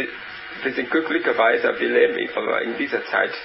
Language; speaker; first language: German; non-native, learner; Vietnamese